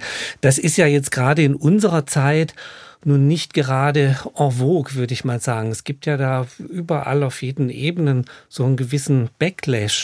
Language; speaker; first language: German; native; German